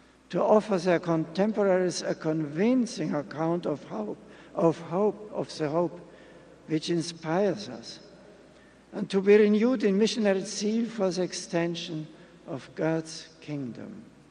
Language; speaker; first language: English; non-native, fluent; German